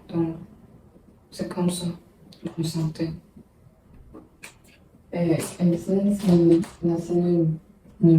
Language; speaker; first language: French; non-native, learner; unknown